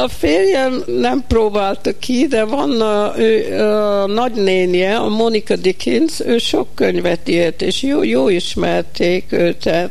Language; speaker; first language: Hungarian; early bilingual, heritage; Hungarian